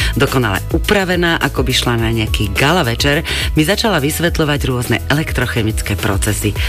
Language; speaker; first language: Slovak; native; Slovak